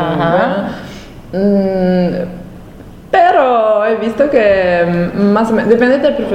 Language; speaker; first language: Spanish; non-native, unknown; Italian